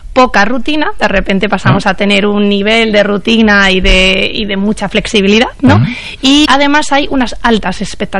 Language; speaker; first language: Spanish; native; Spanish